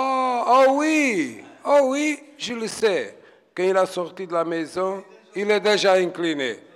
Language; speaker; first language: French; non-native, fluent; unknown